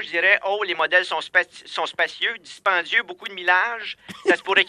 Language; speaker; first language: French; native; French